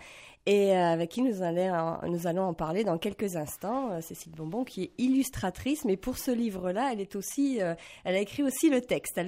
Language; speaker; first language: French; native; French